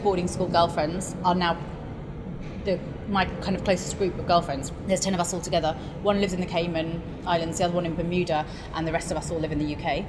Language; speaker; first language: English; native; English